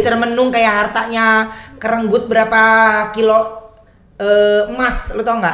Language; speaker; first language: Indonesian; native; Indonesian